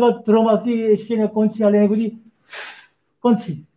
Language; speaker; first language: Czech; non-native, learner; Korean